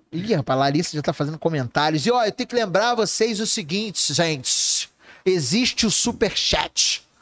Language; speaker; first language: Portuguese; native; Portuguese